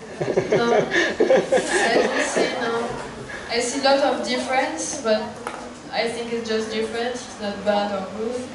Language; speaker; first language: English; non-native, fluent; French